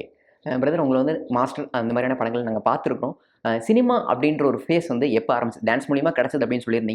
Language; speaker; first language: Tamil; native; Tamil